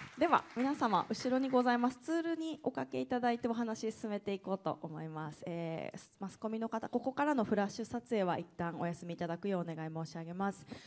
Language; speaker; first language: Japanese; native; Japanese